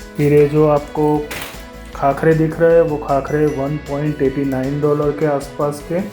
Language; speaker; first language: Hindi; non-native, local second language; Gujarati